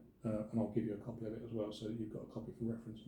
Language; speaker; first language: English; native; English